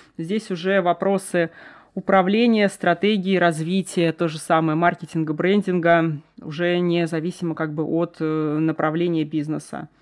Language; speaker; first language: Russian; native; Russian